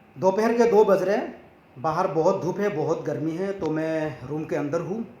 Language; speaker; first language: Hindi; non-native, local second language; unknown